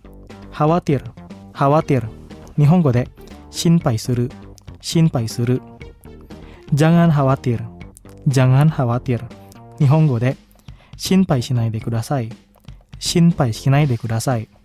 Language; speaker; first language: Japanese; non-native, fluent; Indonesian